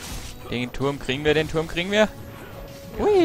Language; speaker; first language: German; native; German